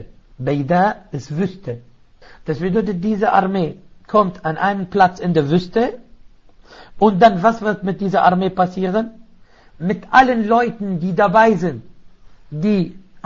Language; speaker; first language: German; non-native, fluent; Arabic